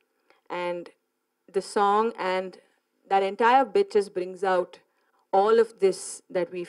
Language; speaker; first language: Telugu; non-native, fluent; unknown